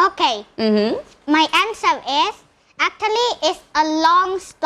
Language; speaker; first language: English; non-native, learner; Indonesian